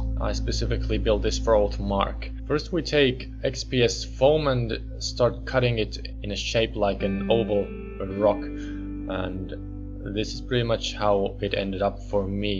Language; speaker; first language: English; non-native, fluent; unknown